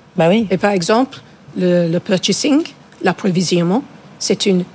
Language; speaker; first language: French; non-native, fluent; English